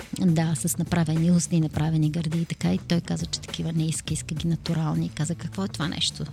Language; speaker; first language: Bulgarian; native; Bulgarian